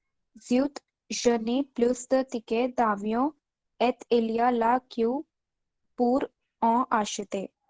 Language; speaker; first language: French; non-native, learner; Hindi